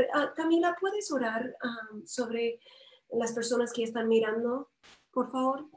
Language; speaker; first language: Spanish; non-native, fluent; English